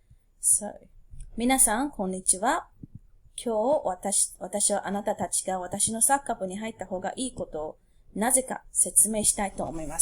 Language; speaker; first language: Japanese; non-native, fluent; English